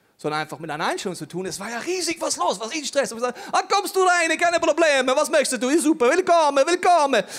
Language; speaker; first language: German; native; German